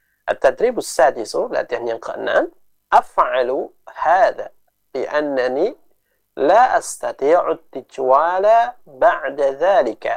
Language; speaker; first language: Arabic; non-native, fluent; Indonesian